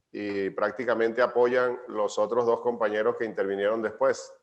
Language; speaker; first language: Spanish; native; Spanish